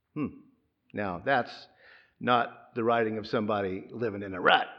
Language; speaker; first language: English; native; English